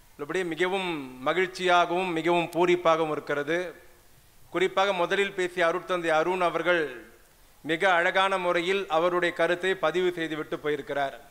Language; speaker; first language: Tamil; non-native, local second language; Urdu